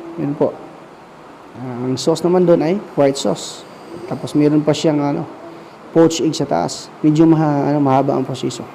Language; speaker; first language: Filipino; non-native, local second language; Cebuano